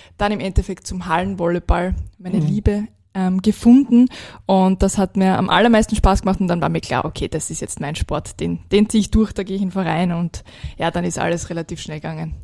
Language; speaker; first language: German; native; German